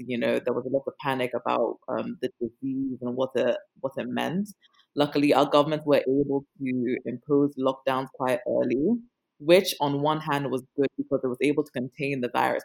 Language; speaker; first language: English; non-native, local second language; Akan